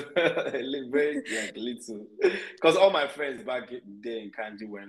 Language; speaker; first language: English; non-native, local second language; Yoruba